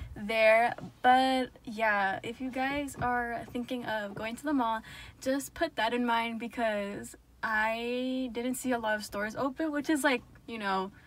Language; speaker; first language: English; early bilingual, other home language; Spanish